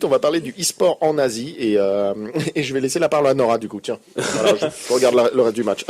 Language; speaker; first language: French; native; French